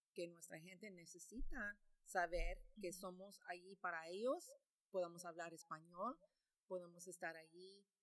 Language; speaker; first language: Spanish; early bilingual, heritage; Spanish